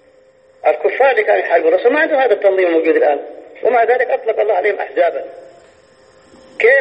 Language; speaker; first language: Arabic; native; Arabic